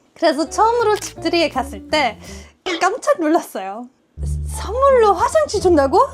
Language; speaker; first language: Korean; non-native, fluent; German